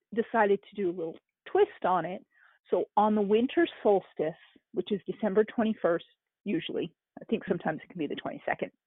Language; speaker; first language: English; native; English